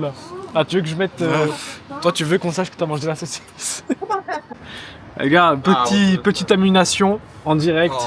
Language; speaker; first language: French; native; French